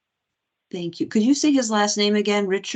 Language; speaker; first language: English; native; English